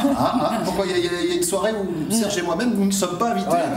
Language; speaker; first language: French; native; French